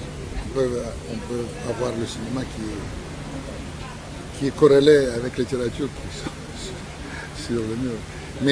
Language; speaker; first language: French; non-native, fluent; Russian